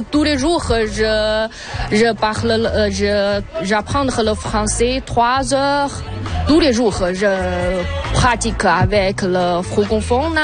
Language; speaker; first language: French; non-native, learner; Chinese